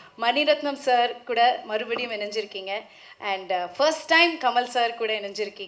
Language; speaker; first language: Tamil; native; Tamil